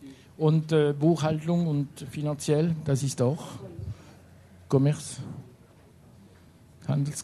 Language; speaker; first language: German; non-native, learner; French